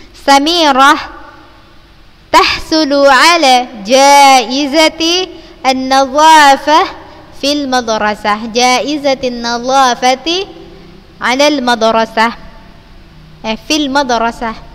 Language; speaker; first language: Arabic; non-native, fluent; Indonesian